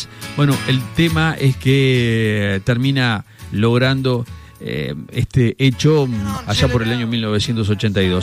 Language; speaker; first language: Spanish; native; Spanish